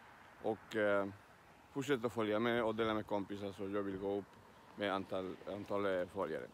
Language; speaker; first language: Swedish; non-native, learner; Spanish